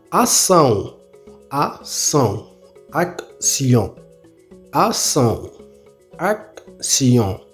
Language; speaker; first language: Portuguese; non-native, learner; Haitian Creole